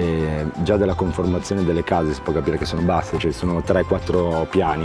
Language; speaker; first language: Italian; native; Italian